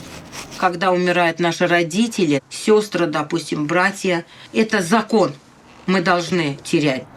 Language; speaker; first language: Russian; native; Russian